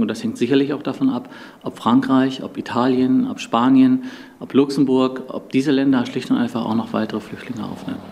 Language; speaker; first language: German; native; German